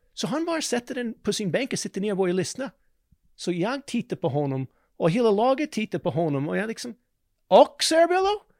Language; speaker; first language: Swedish; non-native, fluent; English